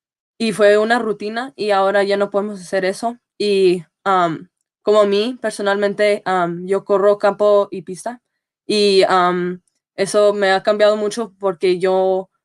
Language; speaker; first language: Spanish; early bilingual, heritage; Spanish